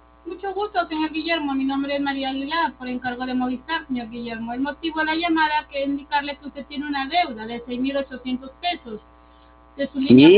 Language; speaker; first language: Spanish; native; Spanish